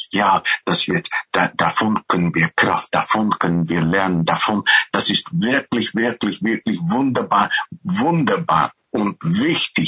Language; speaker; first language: German; non-native, fluent; Dutch